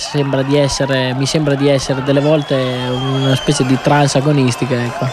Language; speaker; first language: Italian; native; Italian